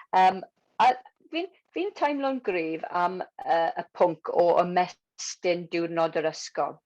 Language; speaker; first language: Welsh; non-native, local second language; English